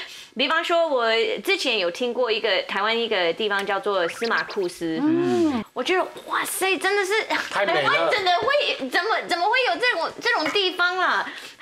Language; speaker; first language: Chinese; non-native, fluent; Thai